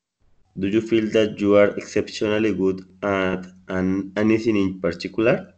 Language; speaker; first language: English; non-native, learner; Spanish